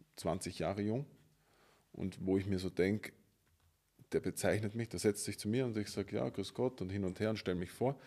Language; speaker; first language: German; native; German